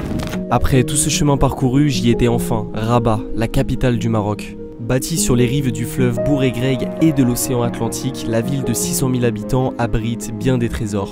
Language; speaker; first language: French; native; French